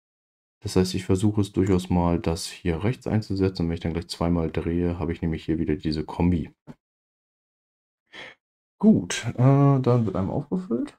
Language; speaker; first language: German; native; German